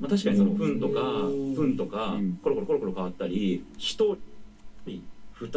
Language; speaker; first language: Japanese; native; Japanese